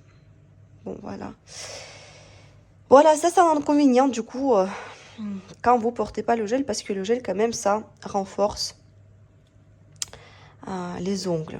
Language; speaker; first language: French; non-native, fluent; Russian